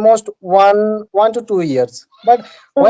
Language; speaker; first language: English; non-native, learner; Bangla